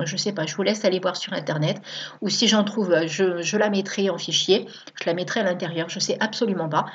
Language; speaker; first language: French; native; French